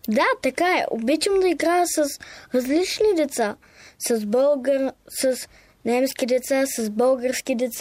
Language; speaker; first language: Bulgarian; early bilingual, heritage; Bulgarian